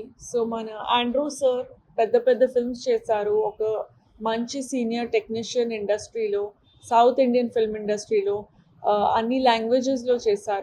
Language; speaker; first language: Telugu; non-native, local second language; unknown